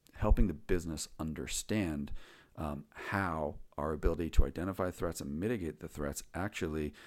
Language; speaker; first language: English; native; English